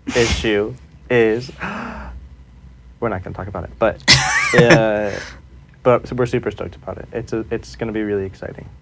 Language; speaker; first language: English; native; English